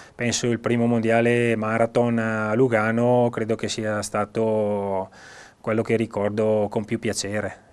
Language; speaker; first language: Italian; native; Italian